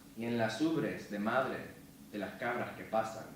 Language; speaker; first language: Spanish; early bilingual, other home language; English